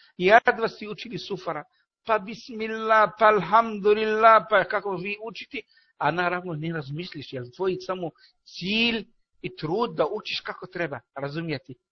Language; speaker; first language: Bosnian; non-native, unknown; Arabic